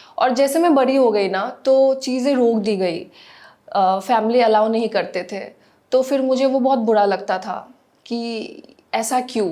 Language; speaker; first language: Hindi; non-native, local second language; Assamese